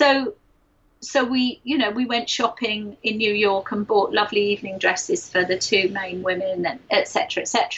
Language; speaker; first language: English; native; English